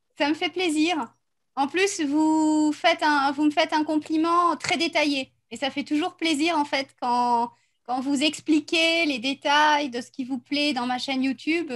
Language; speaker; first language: French; native; French